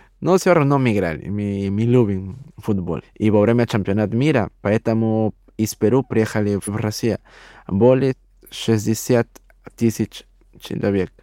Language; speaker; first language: Russian; non-native, learner; Spanish